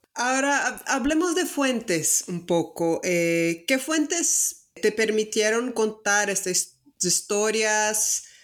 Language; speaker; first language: Spanish; non-native, fluent; Portuguese